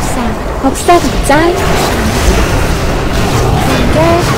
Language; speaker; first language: Korean; native; Korean